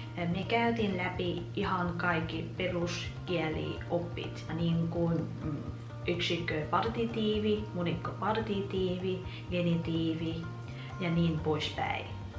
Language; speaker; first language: Finnish; non-native, fluent; Vietnamese